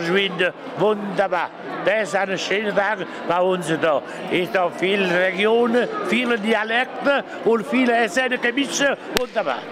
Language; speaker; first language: German; non-native, learner; Italian